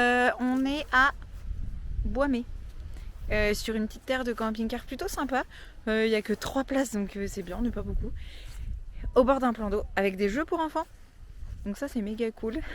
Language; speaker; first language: French; native; French